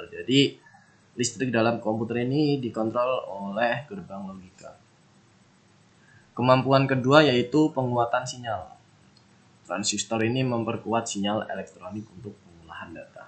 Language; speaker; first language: Indonesian; native; Indonesian